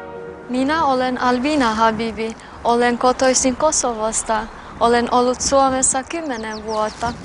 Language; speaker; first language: Finnish; non-native, fluent; Albanian